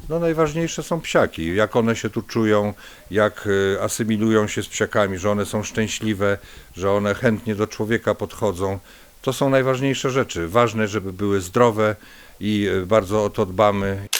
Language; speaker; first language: Polish; native; Polish